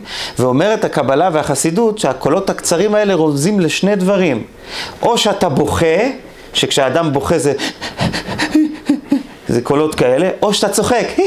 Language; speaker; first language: Hebrew; native; Hebrew